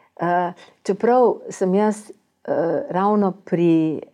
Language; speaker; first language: Slovenian; native; Slovenian